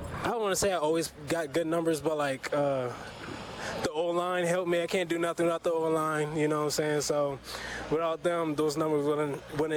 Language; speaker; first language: English; native; English